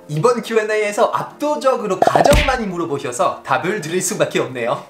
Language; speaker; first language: Korean; non-native, fluent; French